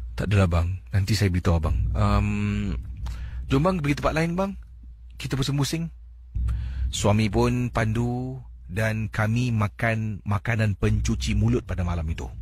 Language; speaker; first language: Malay; native; Malay